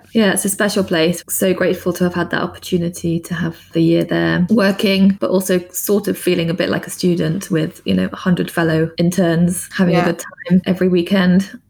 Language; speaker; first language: English; native; English